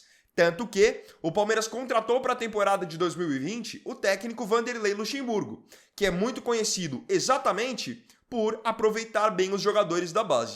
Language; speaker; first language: Portuguese; native; Portuguese